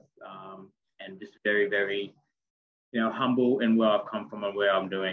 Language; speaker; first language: English; non-native, local second language; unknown